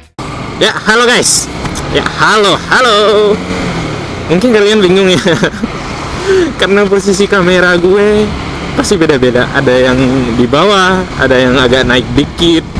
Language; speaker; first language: Indonesian; native; Indonesian